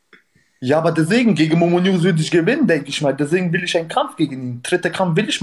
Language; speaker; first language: German; non-native, learner; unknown